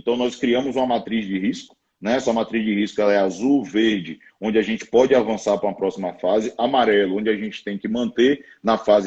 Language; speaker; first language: Portuguese; native; Portuguese